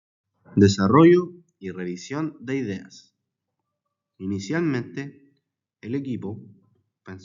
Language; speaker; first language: Spanish; native; Spanish